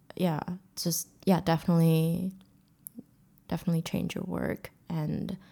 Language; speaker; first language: English; early bilingual, other home language; Korean